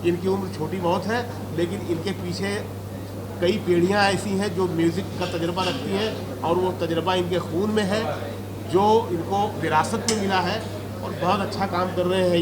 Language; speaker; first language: Hindi; native; Hindi